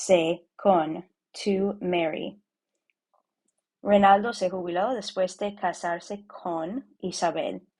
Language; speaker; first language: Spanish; non-native, fluent; English